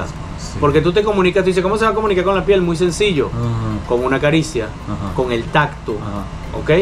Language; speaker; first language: Spanish; native; Spanish